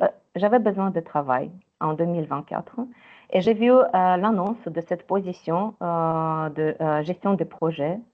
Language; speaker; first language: French; non-native, fluent; Ukrainian